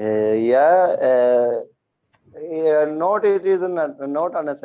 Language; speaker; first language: English; non-native, learner; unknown